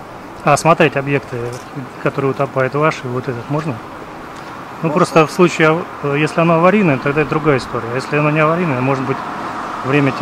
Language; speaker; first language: Russian; native; Russian